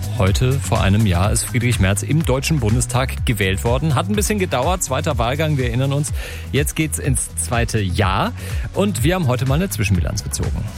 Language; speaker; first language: German; native; German